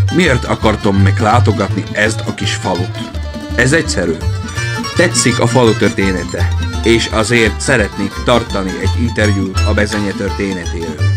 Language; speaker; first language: Hungarian; non-native, learner; Czech